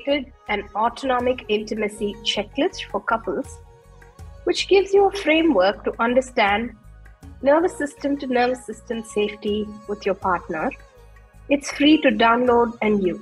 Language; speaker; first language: English; non-native, local second language; Tamil